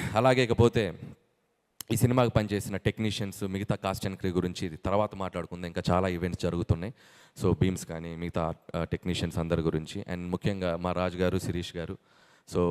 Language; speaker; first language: Telugu; native; Telugu